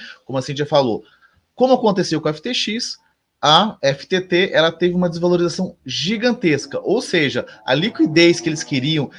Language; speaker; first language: Portuguese; native; Portuguese